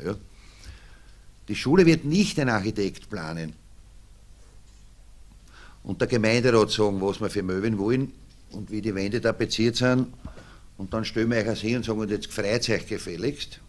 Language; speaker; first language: German; native; German